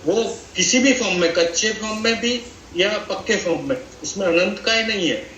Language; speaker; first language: Hindi; non-native, local second language; Gujarati